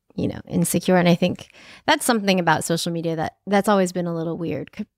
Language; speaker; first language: English; native; English